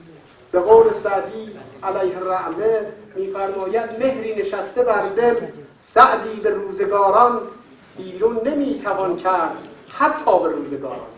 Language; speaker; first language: Persian; native; Persian